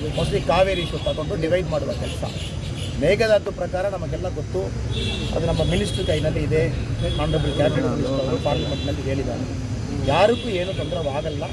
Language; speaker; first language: Kannada; non-native, local second language; Tamil